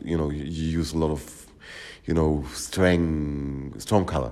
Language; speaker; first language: English; non-native, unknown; German